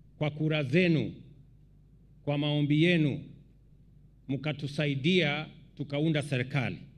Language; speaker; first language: Swahili; non-native, local second language; Kalenjin